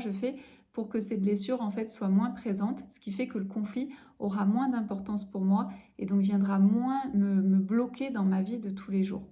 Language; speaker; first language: French; native; French